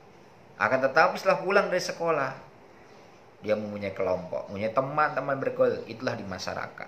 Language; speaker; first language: Indonesian; native; Indonesian